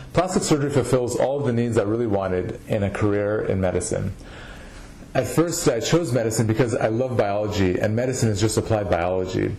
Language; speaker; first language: English; native; English